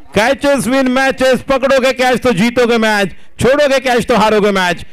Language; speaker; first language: Hindi; non-native, local second language; Marathi